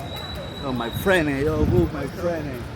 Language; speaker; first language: English; non-native, learner; Spanish